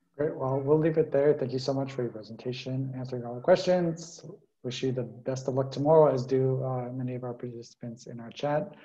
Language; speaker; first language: English; native; English